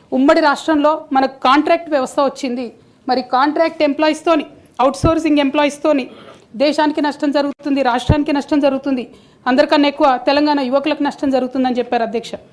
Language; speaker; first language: Telugu; native; Telugu